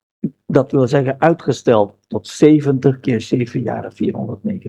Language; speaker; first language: Dutch; non-native, fluent; Indonesian